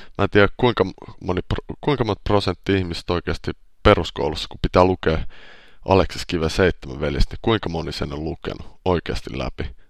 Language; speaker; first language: Finnish; native; Finnish